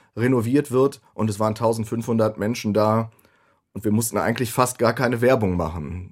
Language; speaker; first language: German; native; German